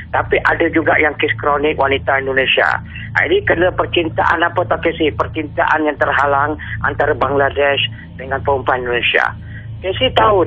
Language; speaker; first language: Malay; native; Malay